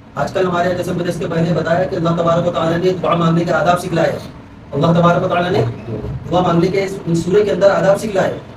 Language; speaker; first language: Urdu; native; Urdu